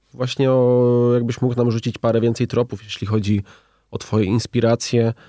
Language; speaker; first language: Polish; native; Polish